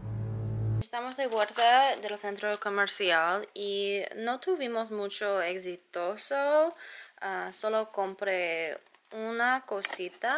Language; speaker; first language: Spanish; non-native, learner; English